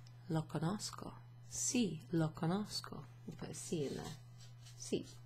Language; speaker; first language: Italian; non-native, fluent; English